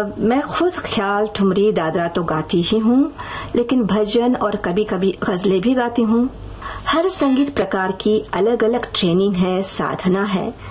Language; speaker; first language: Hindi; non-native, local second language; Marathi